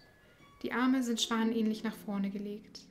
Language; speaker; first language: German; native; German